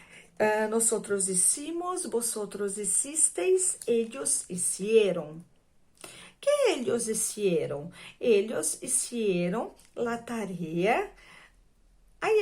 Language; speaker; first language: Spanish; non-native, fluent; Portuguese